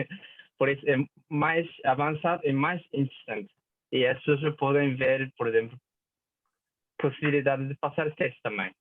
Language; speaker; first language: Portuguese; non-native, fluent; Japanese